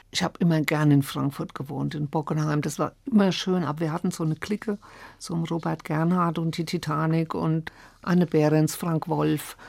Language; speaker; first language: German; native; German